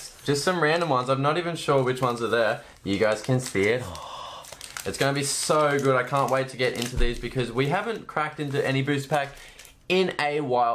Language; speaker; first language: English; native; English